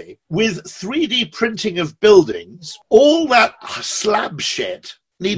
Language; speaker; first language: English; native; English